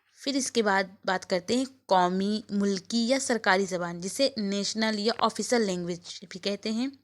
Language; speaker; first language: Urdu; native; Urdu